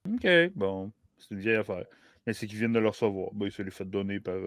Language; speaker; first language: French; native; French